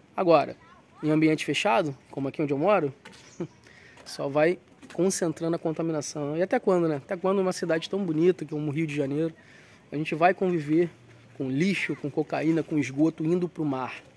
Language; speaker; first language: Portuguese; native; Portuguese